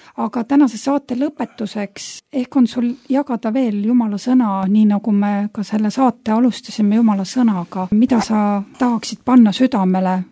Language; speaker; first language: Estonian; native; Estonian